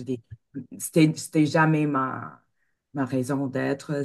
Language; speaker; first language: French; non-native, fluent; English